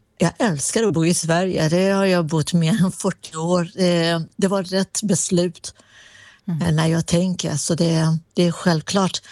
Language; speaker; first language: Swedish; non-native, fluent; Persian